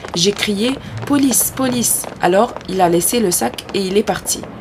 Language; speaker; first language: French; non-native, fluent; Arabic